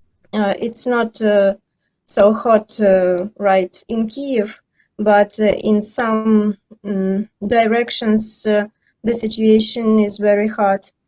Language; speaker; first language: English; non-native, learner; Ukrainian